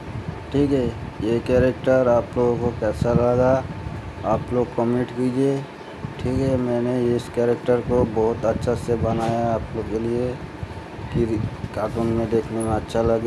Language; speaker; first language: Hindi; non-native, local second language; Bangla